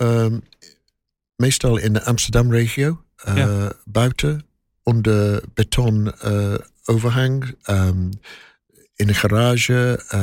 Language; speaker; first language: Dutch; non-native, learner; English